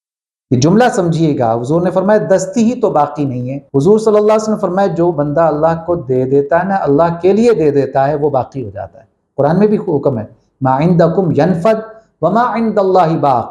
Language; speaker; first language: Urdu; native; Urdu